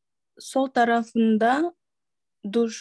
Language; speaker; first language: Turkish; non-native, learner; Kyrgyz